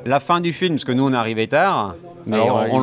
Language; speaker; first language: French; native; French